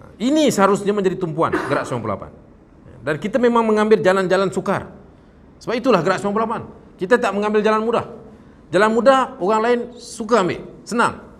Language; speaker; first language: Malay; native; Malay